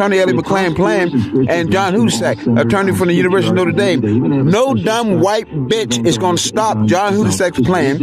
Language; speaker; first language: English; native; English